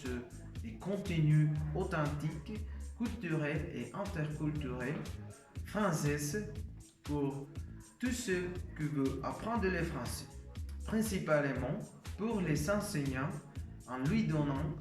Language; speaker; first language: French; non-native, learner; Spanish